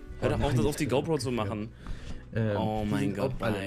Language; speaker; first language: German; native; German